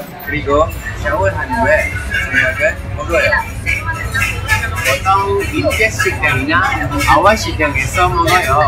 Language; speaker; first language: Korean; non-native, learner; Malay